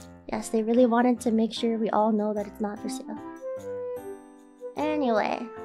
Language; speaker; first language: English; native; English